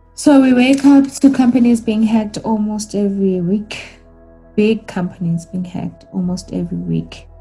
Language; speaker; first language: English; non-native, local second language; Zulu